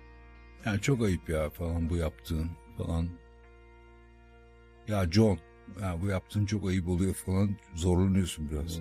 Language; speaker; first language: Turkish; native; Turkish